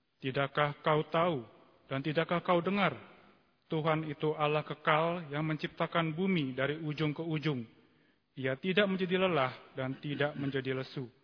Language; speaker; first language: Indonesian; native; Indonesian